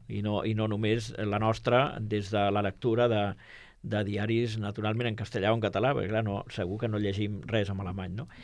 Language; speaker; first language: Catalan; native; Catalan